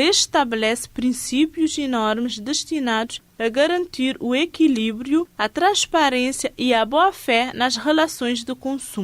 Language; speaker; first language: Portuguese; non-native, local second language; Kabuverdianu